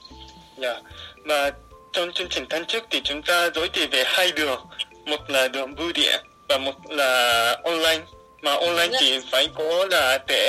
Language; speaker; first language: Vietnamese; non-native, fluent; Japanese